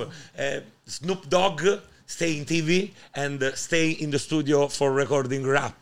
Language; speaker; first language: English; non-native, learner; Italian